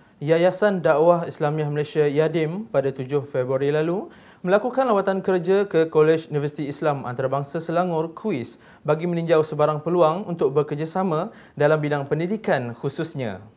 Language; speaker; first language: Malay; native; Malay